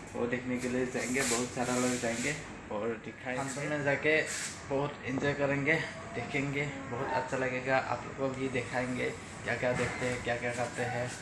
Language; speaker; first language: Hindi; non-native, local second language; Assamese